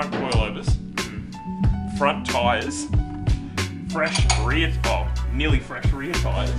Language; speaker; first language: English; native; English